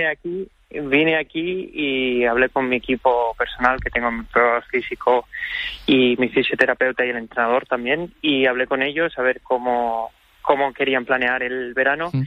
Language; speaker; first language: Spanish; native; Spanish